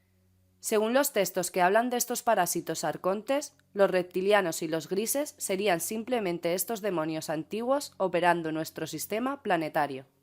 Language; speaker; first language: Spanish; native; Spanish